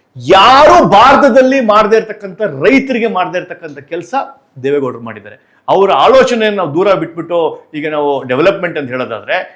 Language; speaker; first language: Kannada; native; Kannada